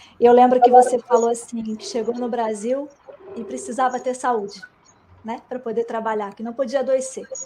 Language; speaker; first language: Portuguese; native; Portuguese